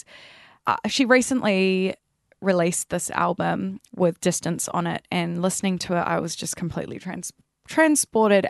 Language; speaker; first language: English; native; English